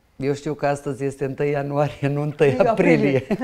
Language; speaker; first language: Romanian; non-native, local second language; Ukrainian